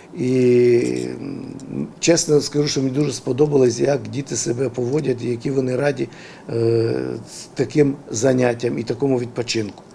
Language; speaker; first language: Ukrainian; native; Ukrainian